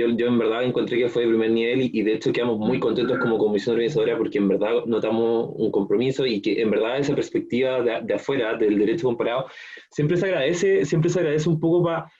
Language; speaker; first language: Spanish; native; Spanish